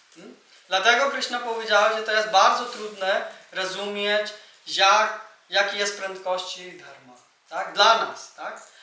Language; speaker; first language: Polish; non-native, learner; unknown